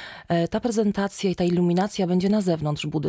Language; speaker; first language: Polish; native; Polish